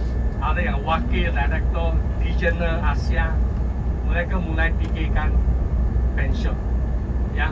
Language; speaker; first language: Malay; non-native, local second language; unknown